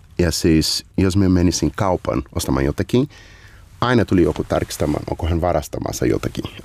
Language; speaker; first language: Finnish; non-native, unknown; Portuguese